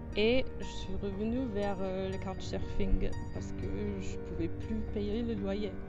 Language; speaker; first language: French; non-native, fluent; English